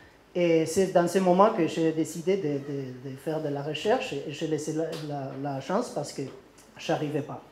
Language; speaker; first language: French; non-native, learner; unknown